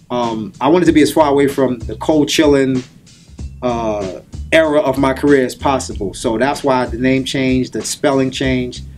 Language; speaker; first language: English; native; English